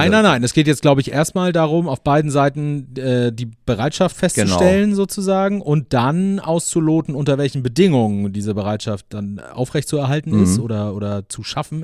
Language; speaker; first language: German; native; German